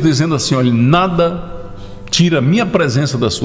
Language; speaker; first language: Portuguese; native; Portuguese